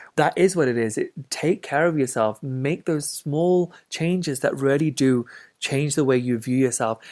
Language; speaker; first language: English; native; English